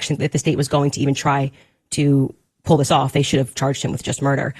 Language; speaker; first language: English; native; English